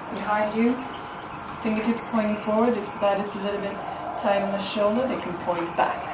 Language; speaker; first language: English; non-native, fluent; Swedish